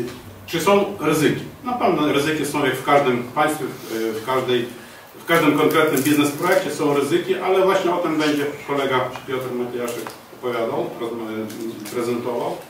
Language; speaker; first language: Polish; non-native, fluent; Ukrainian